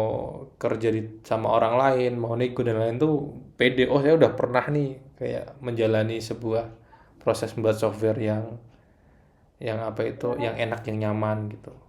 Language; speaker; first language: Indonesian; native; Indonesian